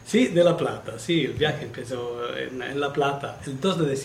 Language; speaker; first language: Spanish; non-native, learner; Italian